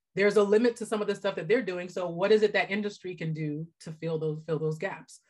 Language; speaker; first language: English; native; English